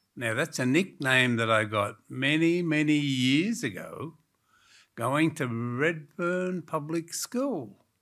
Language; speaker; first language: English; native; English